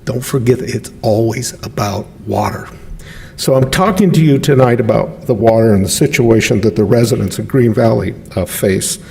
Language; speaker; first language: English; native; English